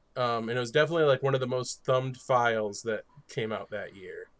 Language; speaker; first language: English; native; English